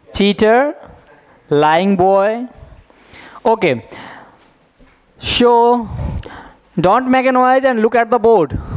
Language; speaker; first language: English; non-native, fluent; Hindi